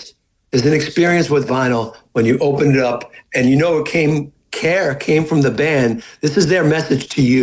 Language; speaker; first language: English; native; English